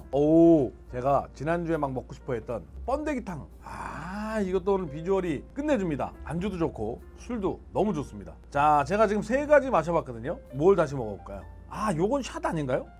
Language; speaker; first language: Korean; native; Korean